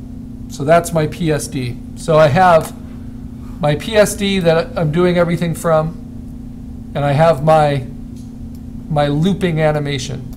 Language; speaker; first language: English; native; English